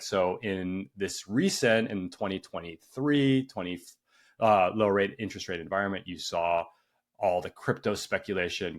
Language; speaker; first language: English; native; English